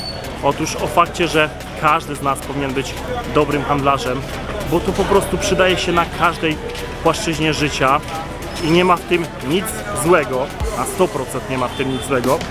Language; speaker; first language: Polish; native; Polish